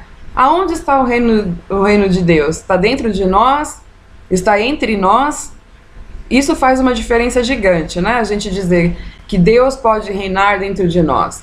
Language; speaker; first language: Portuguese; native; Portuguese